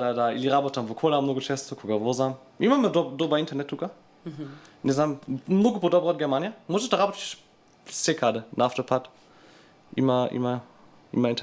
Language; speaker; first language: Macedonian; non-native, learner; German